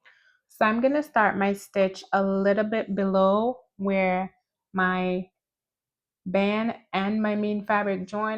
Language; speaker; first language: English; native; English